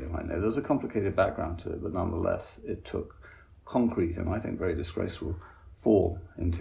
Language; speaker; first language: English; native; English